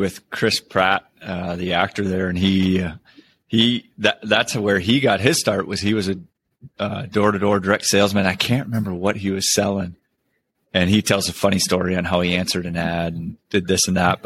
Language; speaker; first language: English; native; English